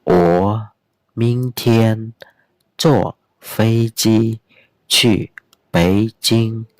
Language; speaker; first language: Chinese; non-native, fluent; Khmer